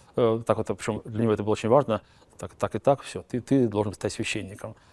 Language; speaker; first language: Russian; native; Russian